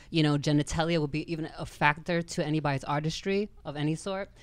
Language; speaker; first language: English; native; English